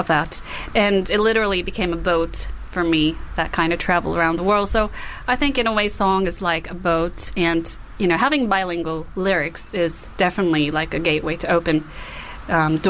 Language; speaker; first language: English; non-native, fluent; Japanese